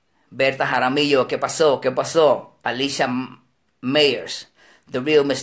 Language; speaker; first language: Spanish; early bilingual, heritage; Spanish